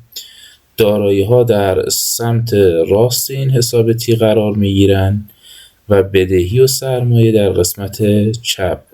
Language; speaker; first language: Persian; native; Persian